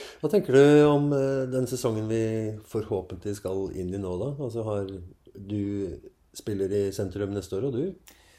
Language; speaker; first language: Norwegian; native; Norwegian